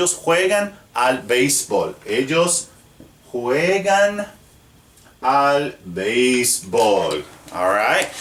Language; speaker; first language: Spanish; non-native, fluent; English